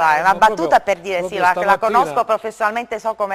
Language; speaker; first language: Italian; native; Italian